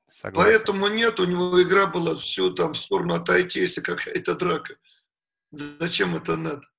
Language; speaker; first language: Russian; native; Russian